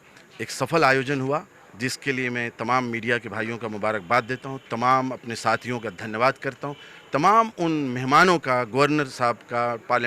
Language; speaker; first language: Hindi; native; Hindi